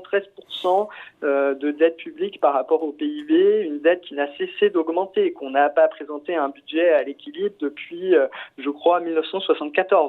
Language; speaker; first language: French; native; French